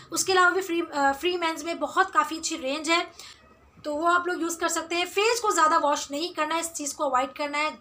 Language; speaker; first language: Hindi; native; Hindi